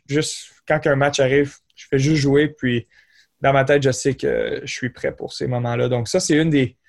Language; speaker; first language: French; native; French